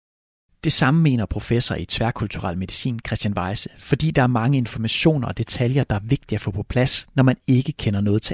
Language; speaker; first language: Danish; native; Danish